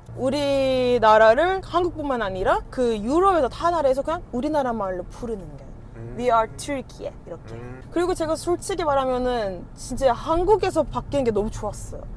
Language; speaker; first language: Korean; non-native, fluent; Turkish